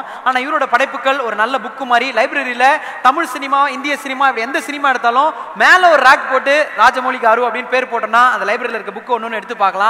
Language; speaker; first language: Tamil; native; Tamil